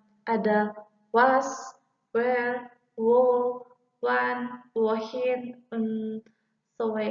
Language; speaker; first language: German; non-native, learner; Indonesian